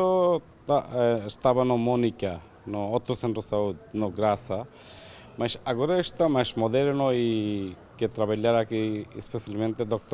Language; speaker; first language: Portuguese; non-native, learner; Bangla